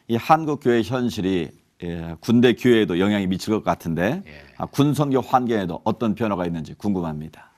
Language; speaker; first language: Korean; native; Korean